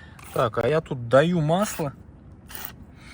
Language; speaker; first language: Russian; native; Russian